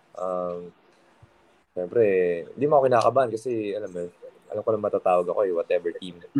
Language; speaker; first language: Filipino; non-native, local second language; Pampanga